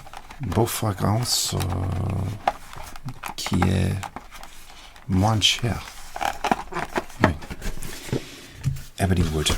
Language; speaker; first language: French; non-native, learner; English